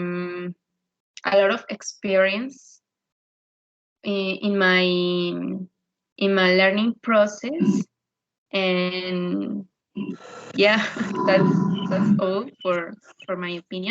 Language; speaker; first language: English; non-native, learner; Spanish